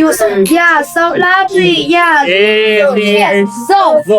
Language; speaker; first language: English; non-native, fluent; Vietnamese